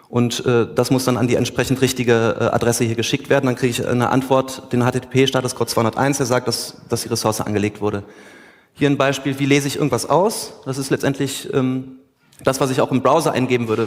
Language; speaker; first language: German; native; German